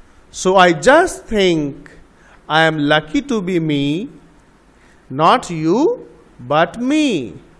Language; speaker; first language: English; non-native, local second language; Bangla